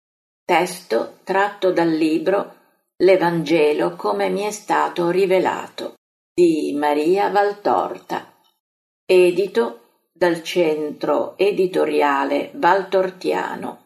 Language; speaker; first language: Italian; native; Italian